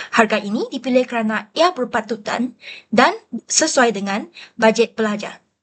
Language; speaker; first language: Malay; non-native, local second language; Chinese